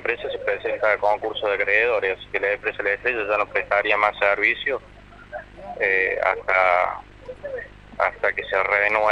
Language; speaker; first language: Spanish; native; Spanish